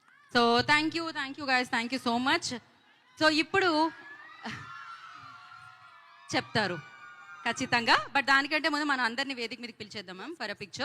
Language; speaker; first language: Telugu; native; Telugu